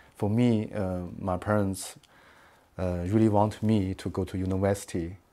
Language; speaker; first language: English; non-native, learner; Chinese